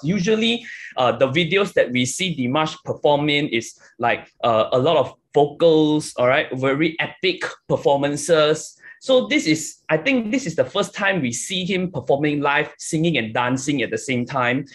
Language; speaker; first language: English; non-native, local second language; Chinese